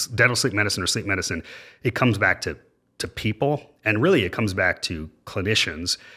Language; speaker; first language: English; native; English